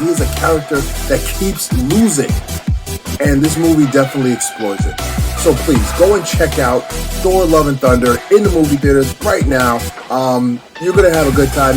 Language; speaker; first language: English; native; English